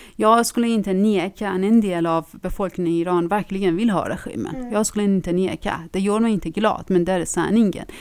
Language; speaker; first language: Swedish; non-native, fluent; Persian